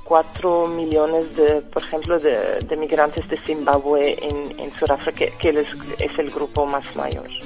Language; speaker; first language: Spanish; non-native, fluent; French